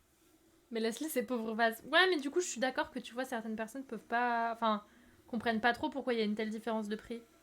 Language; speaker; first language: French; native; French